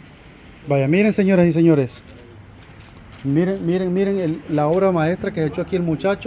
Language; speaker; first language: Spanish; native; Spanish